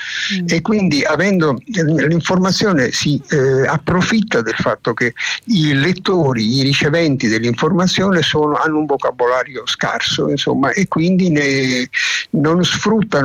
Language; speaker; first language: Italian; native; Italian